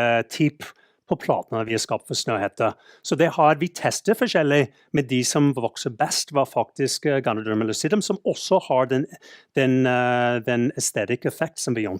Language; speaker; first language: Norwegian; non-native, fluent; English